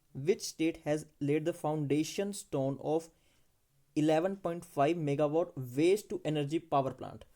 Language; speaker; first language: English; non-native, local second language; Punjabi